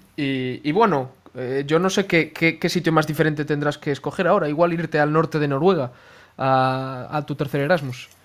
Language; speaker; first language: Spanish; native; Spanish